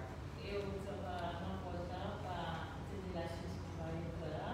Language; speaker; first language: Portuguese; non-native, learner; Spanish